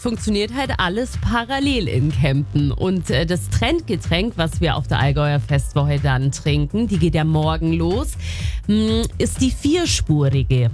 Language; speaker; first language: German; native; German